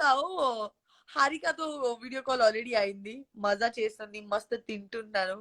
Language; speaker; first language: Telugu; non-native, local second language; Gujarati